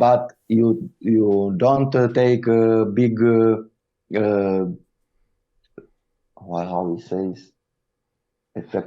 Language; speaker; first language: English; non-native, learner; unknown